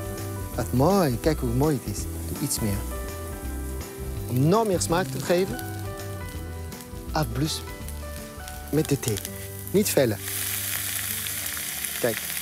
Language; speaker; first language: Dutch; non-native, fluent; French